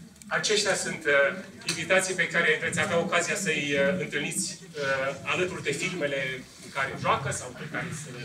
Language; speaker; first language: Romanian; native; Romanian